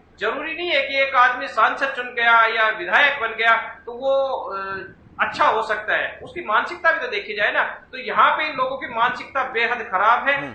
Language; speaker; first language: Hindi; native; Hindi